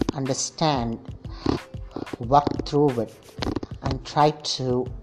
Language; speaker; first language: English; non-native, local second language; Tamil